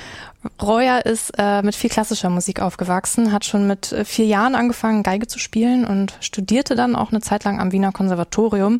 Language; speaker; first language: German; native; German